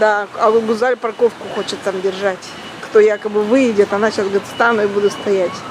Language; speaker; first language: Russian; native; Russian